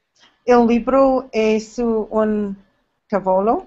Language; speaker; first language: Italian; non-native, learner; Spanish